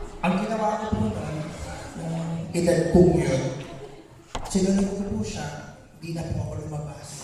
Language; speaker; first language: Filipino; native; Filipino